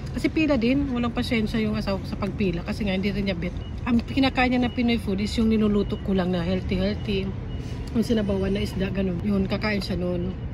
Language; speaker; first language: Filipino; native; Filipino